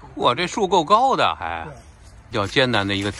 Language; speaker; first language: Chinese; native; Chinese